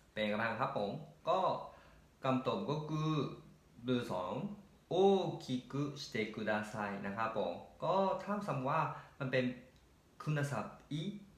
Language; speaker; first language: Thai; native; Thai